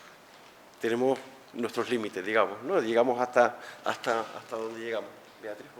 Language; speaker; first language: Spanish; native; Spanish